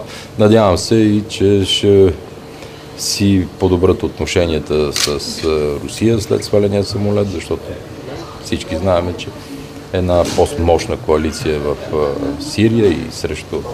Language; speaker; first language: Bulgarian; native; Bulgarian